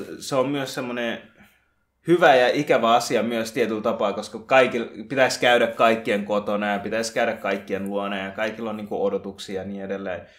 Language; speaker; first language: Finnish; early bilingual, other home language; Bangla